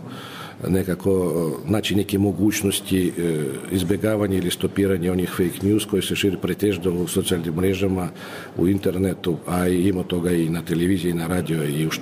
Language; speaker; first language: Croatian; non-native, fluent; Russian